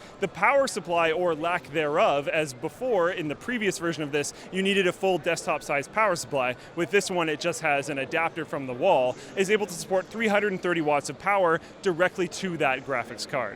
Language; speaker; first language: English; native; English